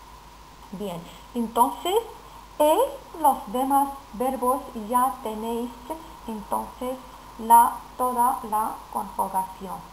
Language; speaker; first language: Spanish; non-native, fluent; Arabic